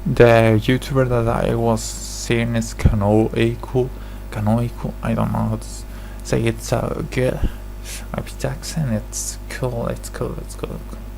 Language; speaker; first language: English; non-native, learner; Spanish